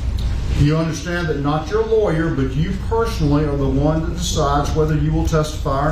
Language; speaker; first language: English; native; English